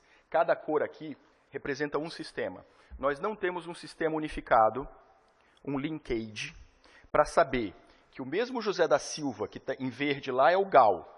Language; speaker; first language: Portuguese; native; Portuguese